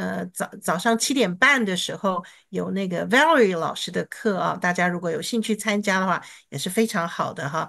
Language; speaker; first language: Chinese; native; Chinese